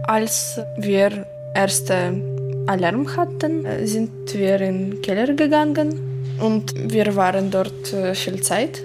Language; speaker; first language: German; non-native, learner; Ukrainian